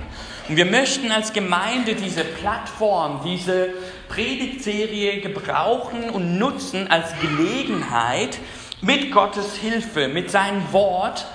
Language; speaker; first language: German; non-native, fluent; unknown